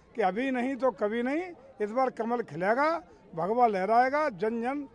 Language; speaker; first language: Hindi; native; Hindi